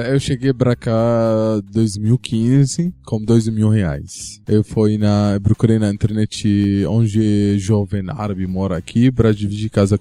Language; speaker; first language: Portuguese; non-native, learner; Arabic